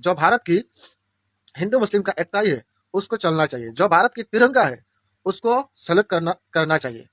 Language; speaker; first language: Hindi; non-native, local second language; Bangla